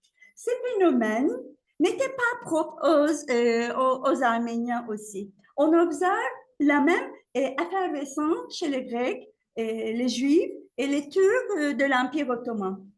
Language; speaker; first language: French; non-native, fluent; Turkish